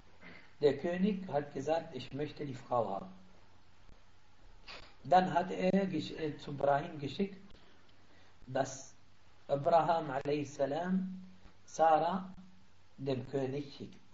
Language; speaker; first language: German; non-native, fluent; Arabic